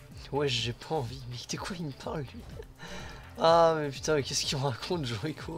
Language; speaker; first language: French; native; French